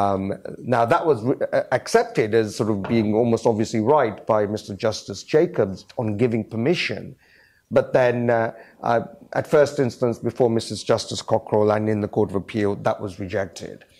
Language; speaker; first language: English; native; English